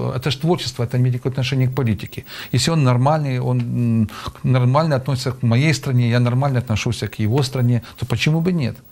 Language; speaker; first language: Russian; native; Russian